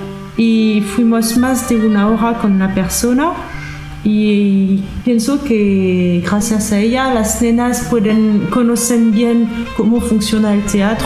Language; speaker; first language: Spanish; non-native, learner; French